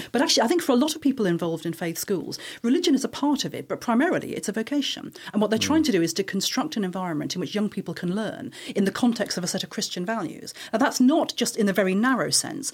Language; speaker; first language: English; native; English